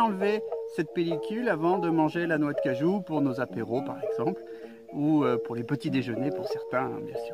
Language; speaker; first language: French; native; French